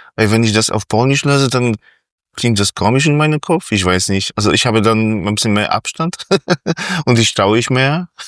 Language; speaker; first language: German; non-native, fluent; Polish